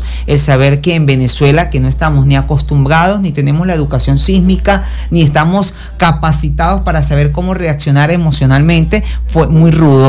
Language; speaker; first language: Spanish; native; Spanish